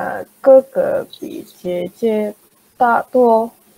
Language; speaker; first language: Chinese; non-native, learner; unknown